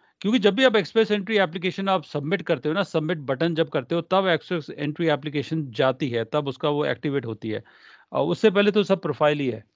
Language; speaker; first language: Hindi; non-native, local second language; Punjabi